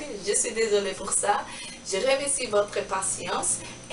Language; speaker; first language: French; non-native, learner; Portuguese